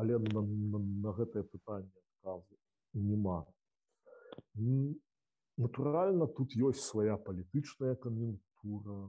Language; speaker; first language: Polish; non-native, learner; Belarusian